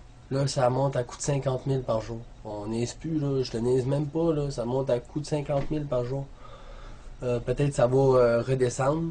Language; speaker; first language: French; native; French